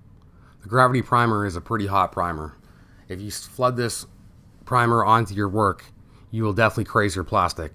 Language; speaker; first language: English; native; English